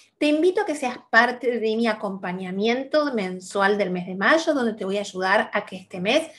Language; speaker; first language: Spanish; native; Spanish